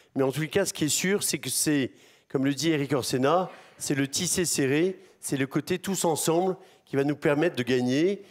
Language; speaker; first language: French; native; French